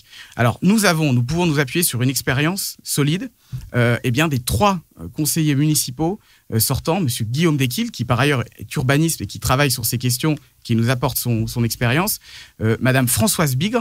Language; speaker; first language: French; native; French